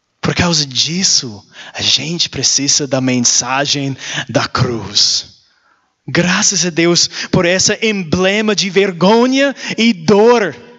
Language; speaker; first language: Portuguese; non-native, learner; English